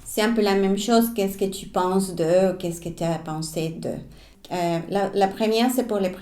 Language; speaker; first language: French; non-native, fluent; Spanish